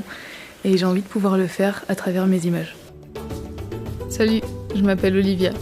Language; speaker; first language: French; native; French